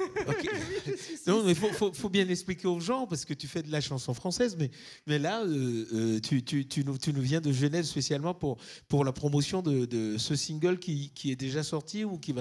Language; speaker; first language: French; native; French